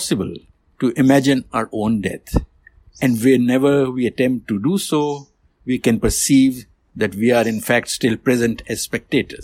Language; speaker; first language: English; non-native, local second language; Hindi